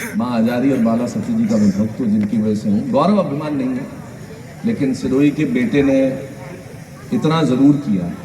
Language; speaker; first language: Hindi; native; Hindi